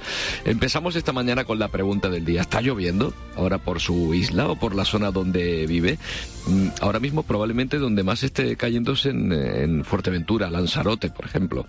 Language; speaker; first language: Spanish; native; Spanish